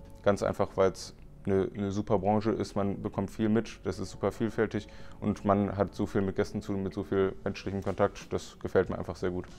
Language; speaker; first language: German; native; German